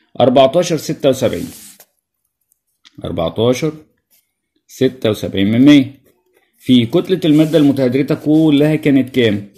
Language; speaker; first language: Arabic; native; Arabic